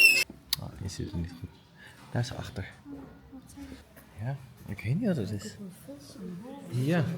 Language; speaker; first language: Dutch; early bilingual, other home language; Filipino